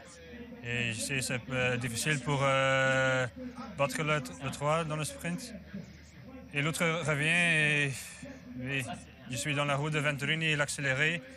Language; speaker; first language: French; non-native, learner; Dutch